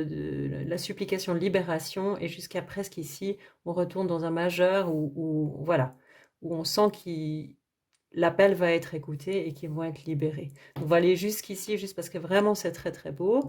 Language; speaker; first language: French; native; French